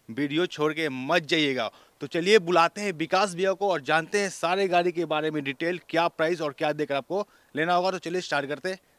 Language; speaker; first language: Hindi; native; Hindi